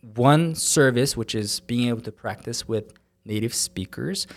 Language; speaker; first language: English; non-native, fluent; Korean